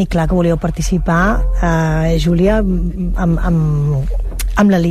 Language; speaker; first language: Catalan; native; Catalan